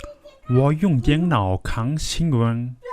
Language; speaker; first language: Chinese; non-native, learner; Mongolian